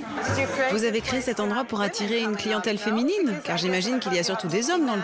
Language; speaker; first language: French; native; French